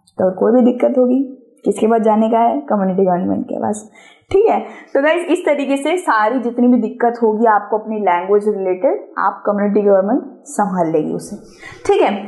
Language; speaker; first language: Hindi; native; Hindi